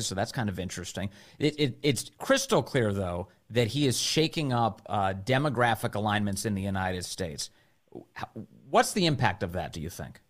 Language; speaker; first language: English; native; English